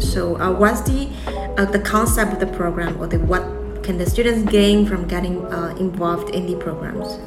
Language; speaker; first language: English; non-native, fluent; Chinese